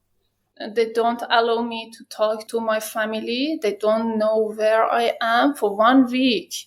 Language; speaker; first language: English; non-native, learner; Persian